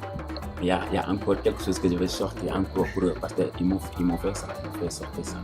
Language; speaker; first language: French; non-native, local second language; Wolof